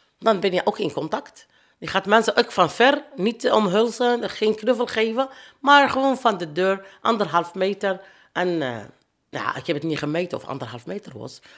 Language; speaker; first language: Dutch; non-native, fluent; Arabic